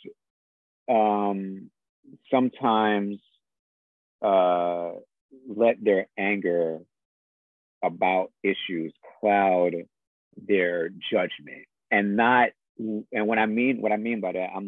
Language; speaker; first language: English; native; English